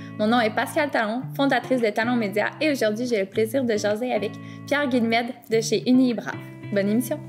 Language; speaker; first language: French; native; French